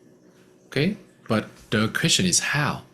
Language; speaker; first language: English; non-native, fluent; Korean